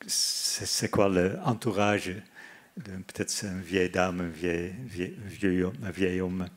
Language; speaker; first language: French; non-native, fluent; Dutch